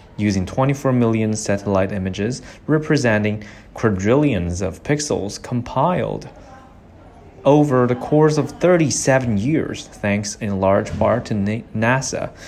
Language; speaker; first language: English; non-native, fluent; Chinese